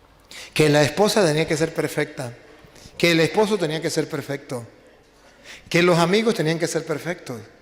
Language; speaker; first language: Spanish; native; Spanish